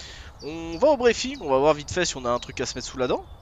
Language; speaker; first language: French; native; French